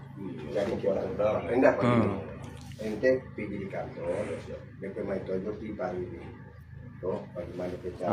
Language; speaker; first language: Malay; native; Malay